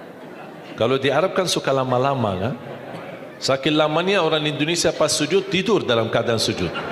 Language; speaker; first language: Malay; non-native, fluent; Arabic